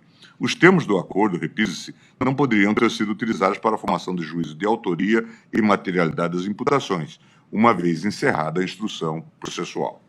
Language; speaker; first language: Portuguese; native; Portuguese